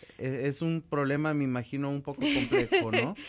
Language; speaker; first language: Spanish; native; Spanish